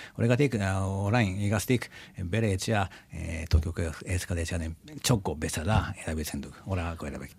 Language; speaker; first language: Basque; non-native, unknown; Japanese